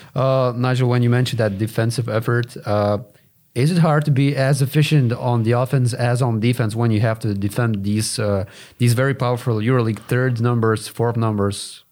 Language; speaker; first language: English; non-native, fluent; Lithuanian